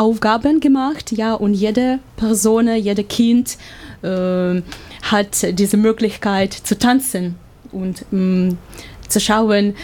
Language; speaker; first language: German; non-native, learner; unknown